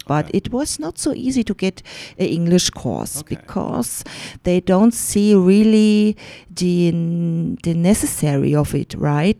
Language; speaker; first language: English; non-native, fluent; German